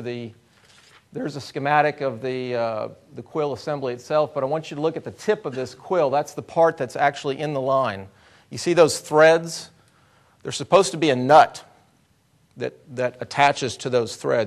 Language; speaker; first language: English; native; English